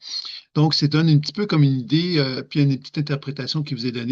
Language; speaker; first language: French; native; French